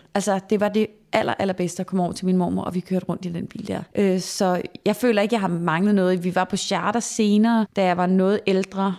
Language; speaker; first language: Danish; native; Danish